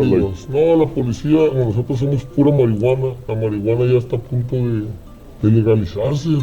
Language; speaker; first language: Spanish; native; Spanish